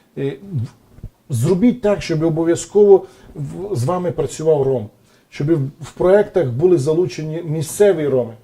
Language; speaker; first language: Ukrainian; non-native, local second language; Romany